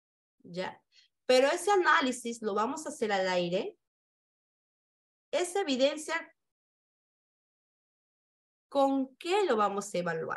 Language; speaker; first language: Spanish; native; Spanish